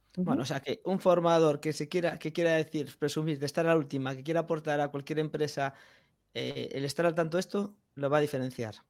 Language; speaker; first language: Spanish; native; Spanish